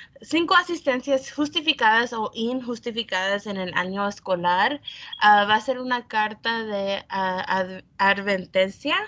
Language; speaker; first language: Spanish; early bilingual, heritage; Spanish